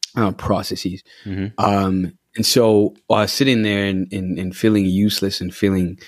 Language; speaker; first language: English; non-native, local second language; Ganda